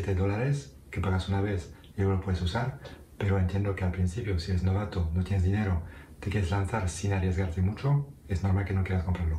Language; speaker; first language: Spanish; non-native, fluent; French